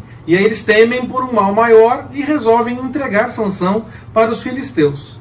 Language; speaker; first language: Portuguese; native; Portuguese